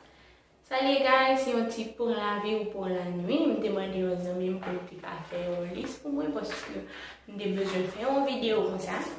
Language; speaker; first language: French; non-native, local second language; Haitian Creole